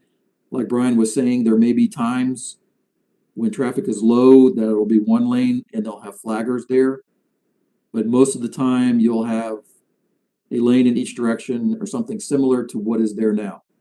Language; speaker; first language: English; native; English